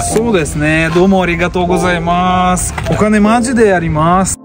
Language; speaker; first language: Japanese; non-native, learner; Russian